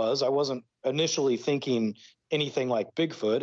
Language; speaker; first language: English; native; English